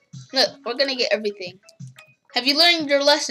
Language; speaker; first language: English; native; English